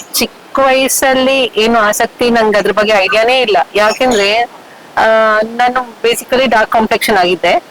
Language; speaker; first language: Kannada; non-native, local second language; Kodava